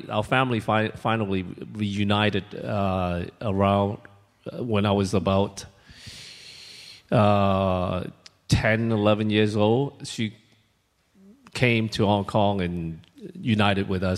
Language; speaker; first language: English; non-native, local second language; Cantonese